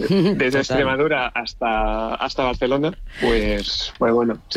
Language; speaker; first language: Spanish; native; Spanish